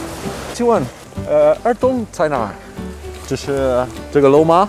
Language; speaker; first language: Chinese; non-native, learner; Spanish